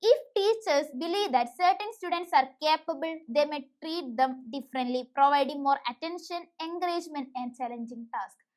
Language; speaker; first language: English; non-native, local second language; Malayalam